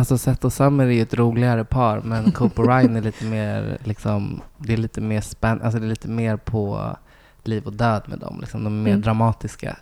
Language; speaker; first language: Swedish; native; Swedish